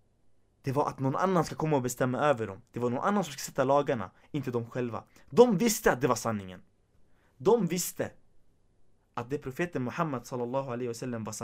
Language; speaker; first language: Swedish; early bilingual, other home language; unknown